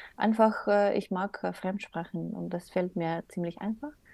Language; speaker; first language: German; non-native, learner; Russian